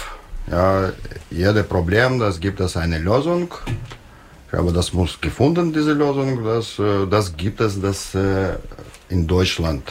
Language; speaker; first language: German; non-native, learner; Russian